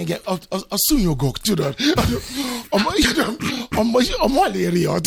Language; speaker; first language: Hungarian; non-native, learner; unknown